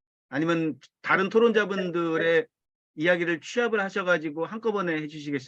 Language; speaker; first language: Korean; native; Korean